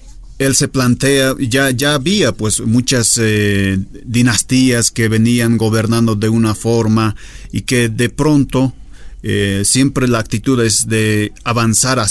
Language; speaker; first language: Spanish; native; Spanish